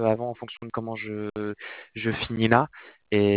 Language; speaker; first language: French; native; French